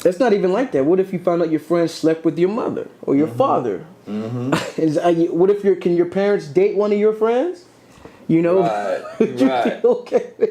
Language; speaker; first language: English; native; English